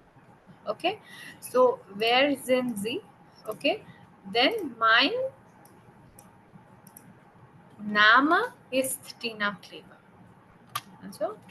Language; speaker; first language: German; non-native, learner; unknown